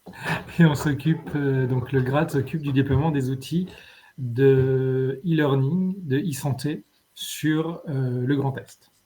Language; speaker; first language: French; native; French